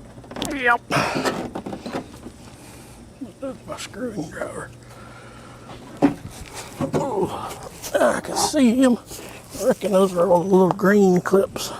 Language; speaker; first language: English; native; English